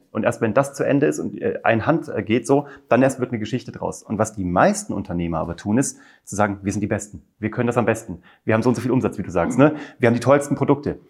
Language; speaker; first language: German; native; German